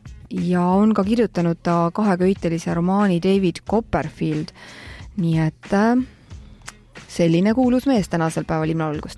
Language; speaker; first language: Estonian; native; Estonian